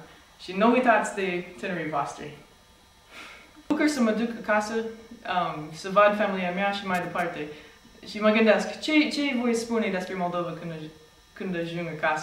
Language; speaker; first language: Romanian; non-native, fluent; English